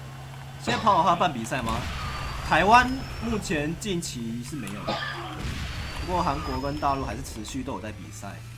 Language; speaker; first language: Chinese; native; Chinese